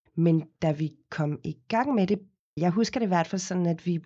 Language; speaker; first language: Danish; non-native, fluent; Afrikaans